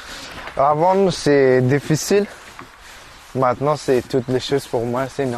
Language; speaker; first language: French; non-native, learner; Persian